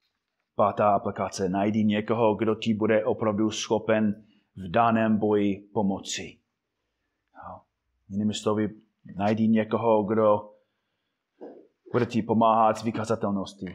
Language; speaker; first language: Czech; non-native, fluent; English